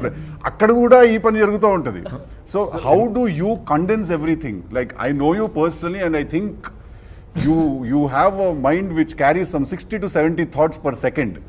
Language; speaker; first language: Telugu; native; Telugu